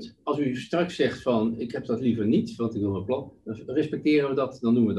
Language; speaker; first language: Dutch; native; Dutch